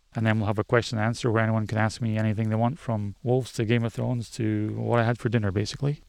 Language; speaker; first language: English; native; English